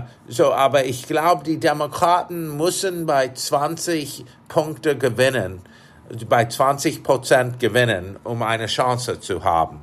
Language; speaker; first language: German; non-native, fluent; English